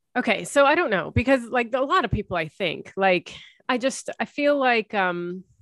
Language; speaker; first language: English; early bilingual, other home language; Arabic